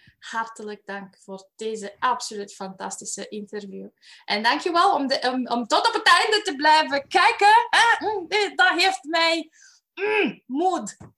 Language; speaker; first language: Dutch; non-native, fluent; Romanian